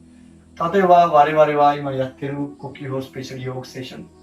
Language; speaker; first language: Japanese; non-native, fluent; Hindi